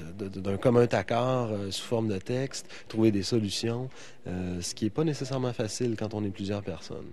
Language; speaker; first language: French; native; French